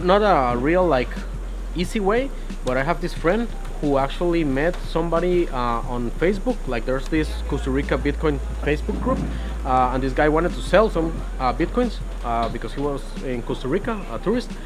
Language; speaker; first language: English; non-native, fluent; Spanish